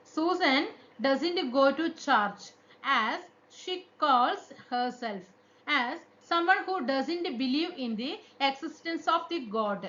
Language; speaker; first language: English; non-native, local second language; Malayalam